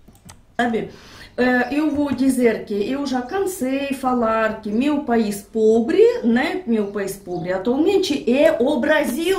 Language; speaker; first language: Portuguese; non-native, fluent; Russian